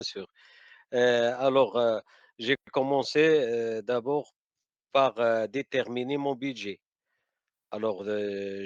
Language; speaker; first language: French; non-native, learner; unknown